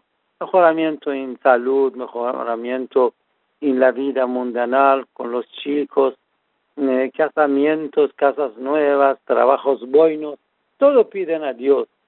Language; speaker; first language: Spanish; non-native, fluent; Persian